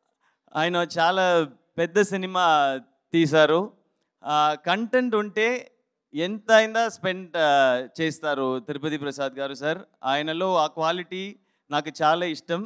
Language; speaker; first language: Telugu; non-native, learner; Tamil